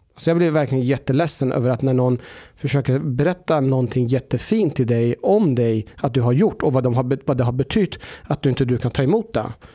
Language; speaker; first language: Swedish; early bilingual, other home language; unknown